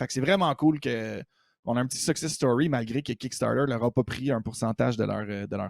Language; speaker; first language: French; native; French